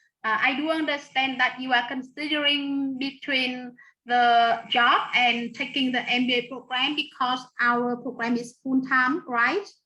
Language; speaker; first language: English; non-native, fluent; Vietnamese